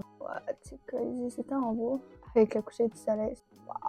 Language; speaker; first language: French; native; French